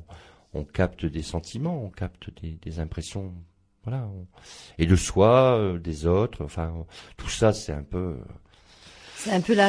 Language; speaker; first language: French; native; French